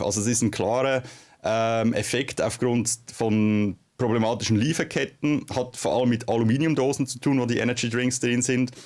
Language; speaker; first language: German; native; German